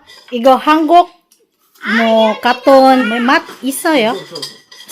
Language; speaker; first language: Korean; non-native, learner; Filipino